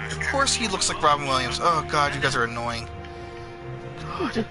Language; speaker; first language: English; native; English